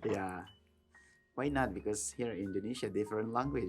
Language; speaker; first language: English; non-native, learner; Filipino